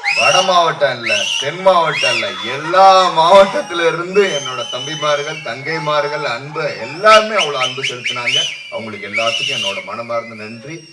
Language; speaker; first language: Tamil; native; Tamil